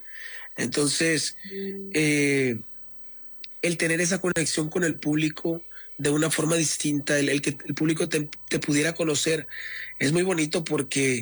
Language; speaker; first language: Spanish; native; Spanish